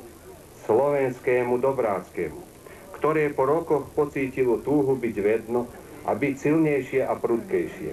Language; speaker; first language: Slovak; native; Slovak